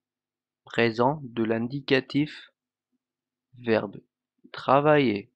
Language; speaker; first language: French; non-native, fluent; Portuguese